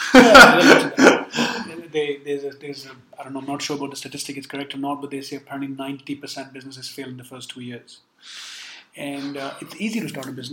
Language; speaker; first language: English; non-native, local second language; Urdu